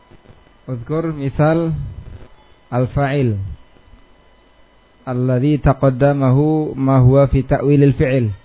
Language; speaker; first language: Arabic; non-native, fluent; Indonesian